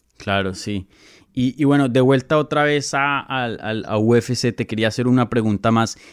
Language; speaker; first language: Spanish; native; Spanish